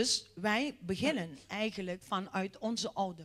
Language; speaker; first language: Dutch; non-native, fluent; Indonesian